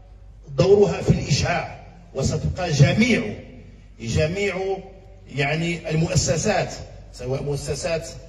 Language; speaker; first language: Arabic; native; Arabic